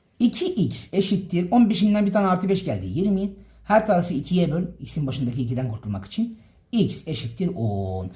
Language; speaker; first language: Turkish; native; Turkish